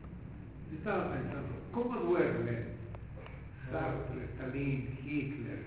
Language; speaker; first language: Spanish; native; Spanish